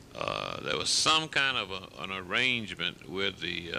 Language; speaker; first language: English; native; English